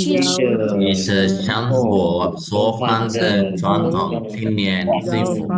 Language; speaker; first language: Chinese; non-native, learner; Sinhala